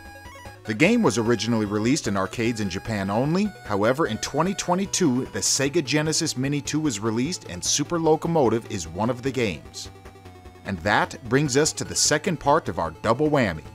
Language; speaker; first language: English; native; English